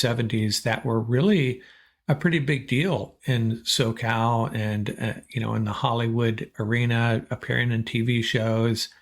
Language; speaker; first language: English; native; English